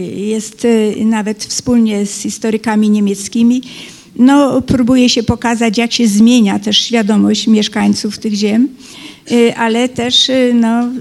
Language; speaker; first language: Polish; native; Polish